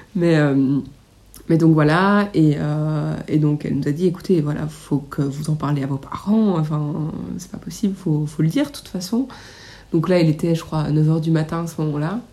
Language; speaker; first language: French; native; French